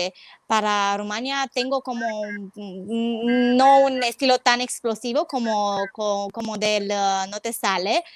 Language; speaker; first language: Spanish; non-native, fluent; Romanian